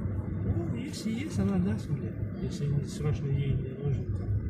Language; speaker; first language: Russian; non-native, learner; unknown